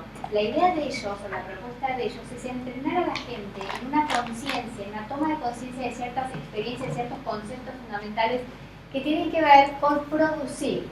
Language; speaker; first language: Spanish; native; Spanish